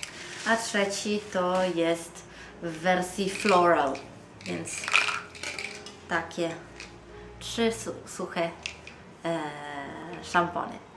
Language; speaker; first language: Polish; non-native, fluent; Italian